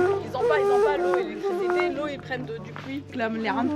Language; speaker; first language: French; native; French